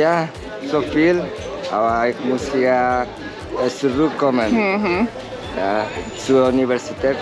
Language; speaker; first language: German; non-native, learner; Spanish